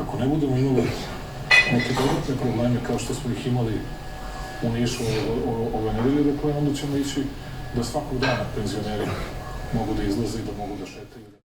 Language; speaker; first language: Bosnian; native; Bosnian